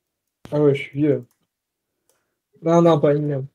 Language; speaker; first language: French; native; French